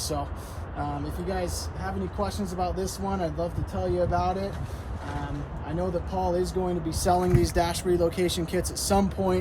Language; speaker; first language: English; native; English